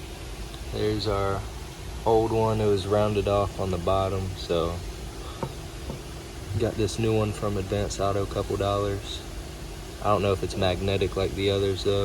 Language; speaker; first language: English; native; English